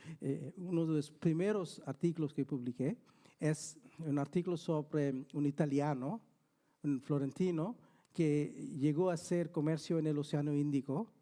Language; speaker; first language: Spanish; non-native, fluent; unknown